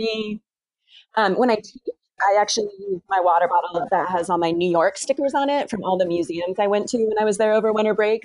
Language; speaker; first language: English; native; English